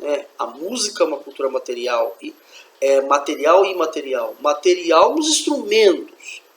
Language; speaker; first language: Portuguese; native; Portuguese